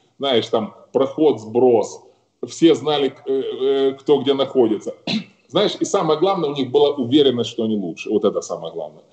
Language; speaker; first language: Russian; native; Russian